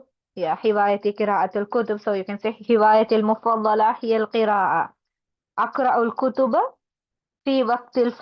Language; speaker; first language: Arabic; non-native, fluent; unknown